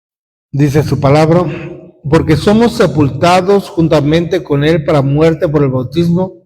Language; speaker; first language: Spanish; native; Spanish